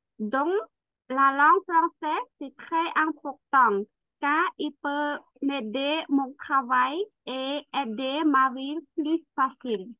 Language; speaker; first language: French; non-native, learner; Khmer